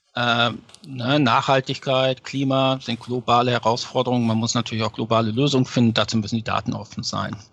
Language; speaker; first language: German; native; German